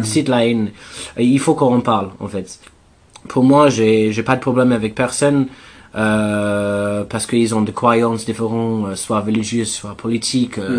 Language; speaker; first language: French; non-native, learner; English